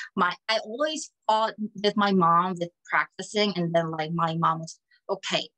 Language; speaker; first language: English; non-native, fluent; Korean